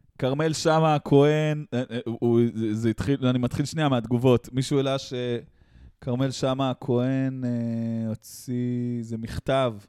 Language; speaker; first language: Hebrew; non-native, local second language; Arabic